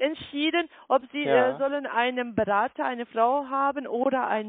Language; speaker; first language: German; non-native, learner; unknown